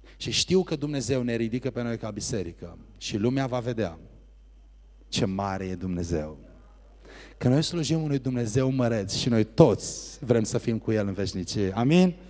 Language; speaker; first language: Romanian; early bilingual, heritage; Romanian